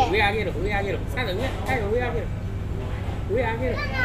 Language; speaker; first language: Japanese; native; Japanese